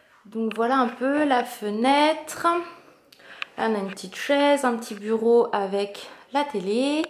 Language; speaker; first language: French; native; French